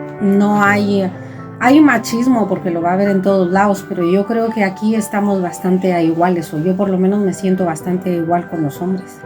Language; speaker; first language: Spanish; native; Spanish